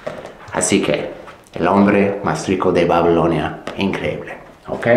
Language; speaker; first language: Spanish; non-native, fluent; English